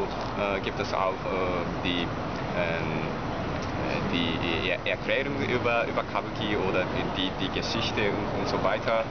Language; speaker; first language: German; non-native, fluent; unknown